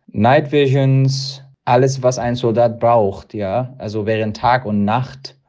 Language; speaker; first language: German; non-native, learner; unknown